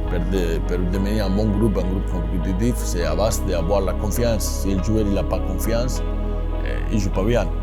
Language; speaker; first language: French; non-native, fluent; Spanish